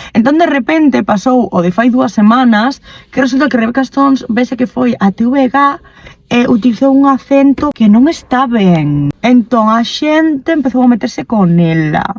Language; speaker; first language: Galician; non-native, local second language; Spanish